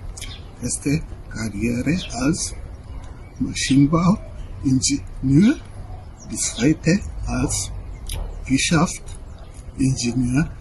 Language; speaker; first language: German; non-native, learner; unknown